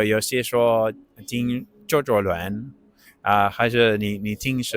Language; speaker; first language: Chinese; non-native, learner; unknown